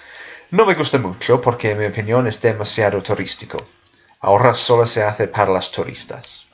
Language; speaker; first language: Spanish; non-native, fluent; English